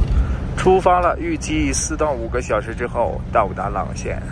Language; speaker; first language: Chinese; native; Chinese